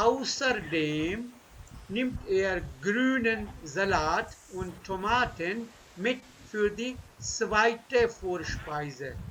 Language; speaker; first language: German; non-native, fluent; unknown